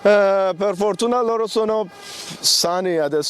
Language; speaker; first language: Italian; non-native, learner; Persian